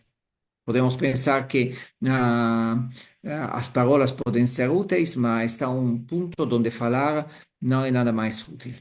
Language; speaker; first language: Portuguese; non-native, learner; Italian